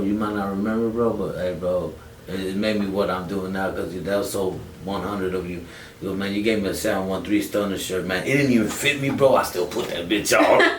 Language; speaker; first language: English; native; English